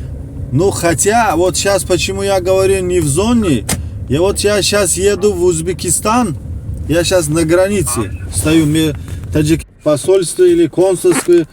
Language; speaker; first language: Russian; non-native, local second language; Tajik